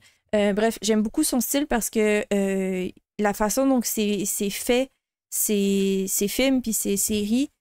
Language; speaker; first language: French; native; French